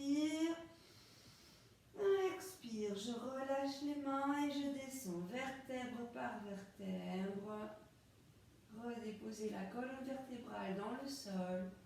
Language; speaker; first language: French; native; French